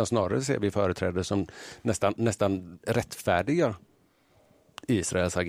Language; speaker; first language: Swedish; native; Swedish